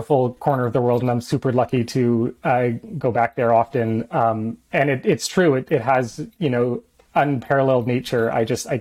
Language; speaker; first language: English; native; English